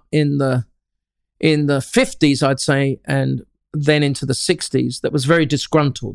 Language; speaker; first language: English; native; English